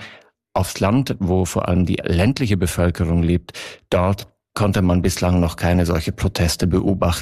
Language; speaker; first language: German; native; German